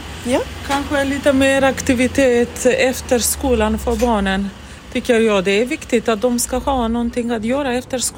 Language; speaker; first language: Swedish; non-native, fluent; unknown